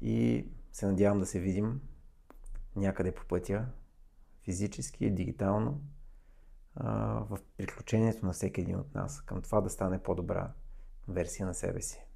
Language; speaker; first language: Bulgarian; native; Bulgarian